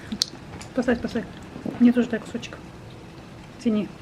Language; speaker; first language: Russian; early bilingual, heritage; Azerbaijani